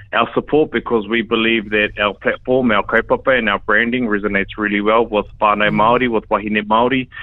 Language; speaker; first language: English; native; English